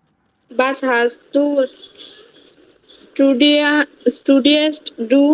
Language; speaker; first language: German; non-native, learner; Bangla